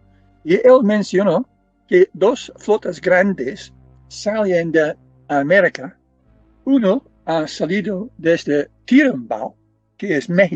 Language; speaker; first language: Spanish; non-native, fluent; English